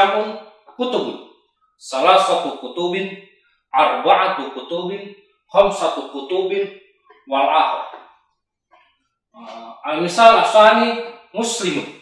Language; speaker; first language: Arabic; non-native, fluent; Indonesian